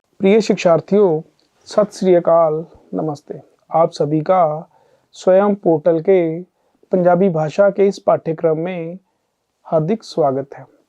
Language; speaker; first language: Hindi; non-native, local second language; Punjabi